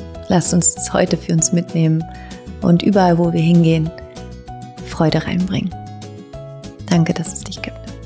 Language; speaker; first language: German; native; German